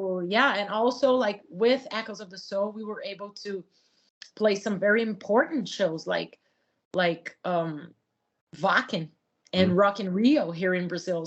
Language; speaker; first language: English; non-native, fluent; Portuguese